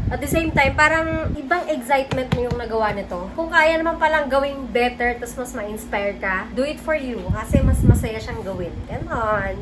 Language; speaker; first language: Filipino; non-native, local second language; Cebuano